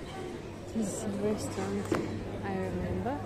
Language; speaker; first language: English; non-native, learner; Russian